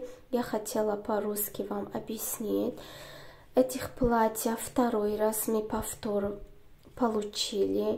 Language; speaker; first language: Russian; non-native, learner; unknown